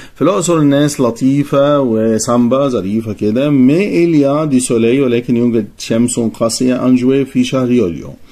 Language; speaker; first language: French; non-native, fluent; Arabic